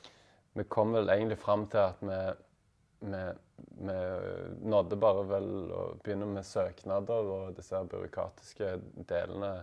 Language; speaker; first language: Norwegian; native; Norwegian